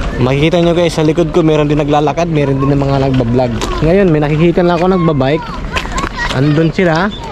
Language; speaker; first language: Filipino; native; Filipino